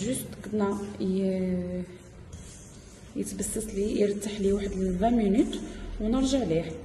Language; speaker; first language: Arabic; native; Arabic